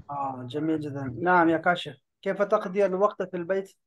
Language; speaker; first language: Arabic; non-native, fluent; Urdu